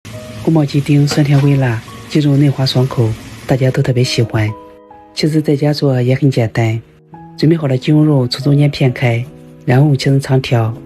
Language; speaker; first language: Chinese; native; Chinese